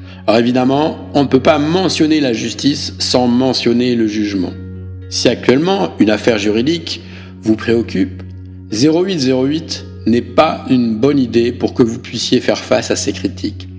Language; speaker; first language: French; native; French